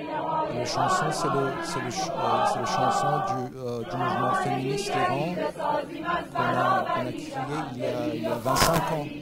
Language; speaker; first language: French; non-native, fluent; Persian